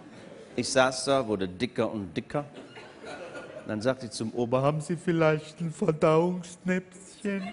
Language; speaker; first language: German; native; German